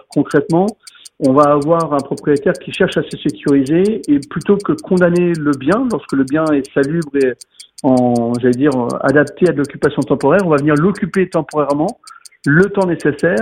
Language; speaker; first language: French; native; French